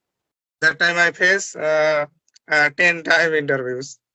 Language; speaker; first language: English; non-native, learner; Bangla